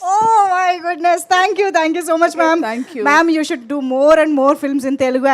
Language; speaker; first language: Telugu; native; Telugu